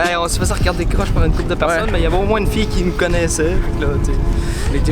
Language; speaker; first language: French; native; French